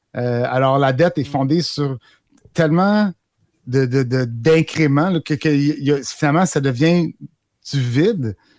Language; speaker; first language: French; native; French